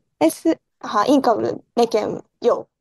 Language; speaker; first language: Hungarian; non-native, learner; Japanese